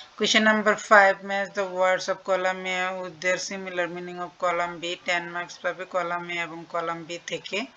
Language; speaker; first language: English; non-native, local second language; Bangla